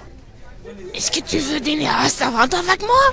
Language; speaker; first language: French; non-native, learner; English